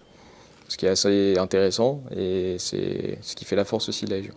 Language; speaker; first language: French; native; French